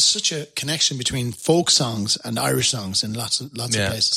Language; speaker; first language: English; native; English